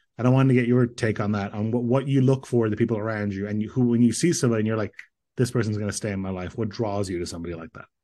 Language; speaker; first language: English; early bilingual, other home language; Croatian